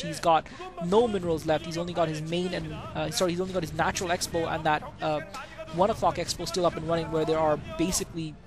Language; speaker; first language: English; native; English